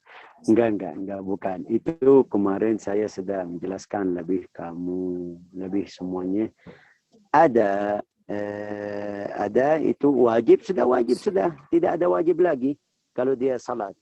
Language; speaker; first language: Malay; non-native, learner; Arabic